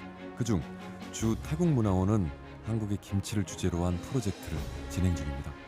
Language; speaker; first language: Korean; native; Korean